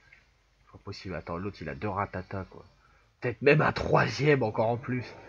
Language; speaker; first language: French; native; French